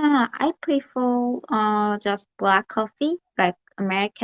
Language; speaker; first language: English; non-native, learner; Korean